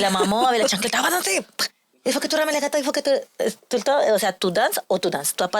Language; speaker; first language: French; non-native, learner; Spanish